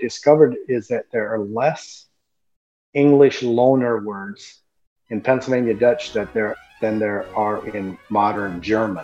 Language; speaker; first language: English; early bilingual, other home language; German